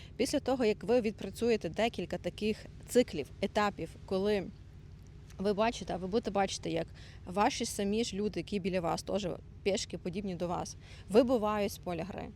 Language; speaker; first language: Ukrainian; non-native, local second language; Russian